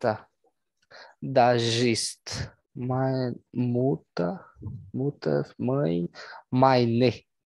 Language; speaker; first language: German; non-native, learner; Portuguese